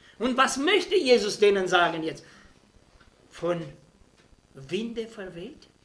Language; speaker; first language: German; non-native, fluent; Romanian